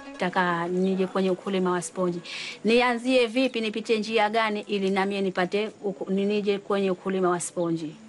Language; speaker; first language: Swahili; native; Swahili